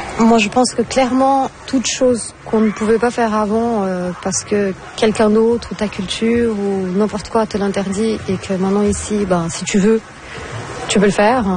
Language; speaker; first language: French; non-native, fluent; Portuguese